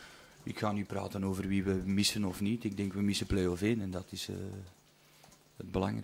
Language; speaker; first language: Dutch; native; Dutch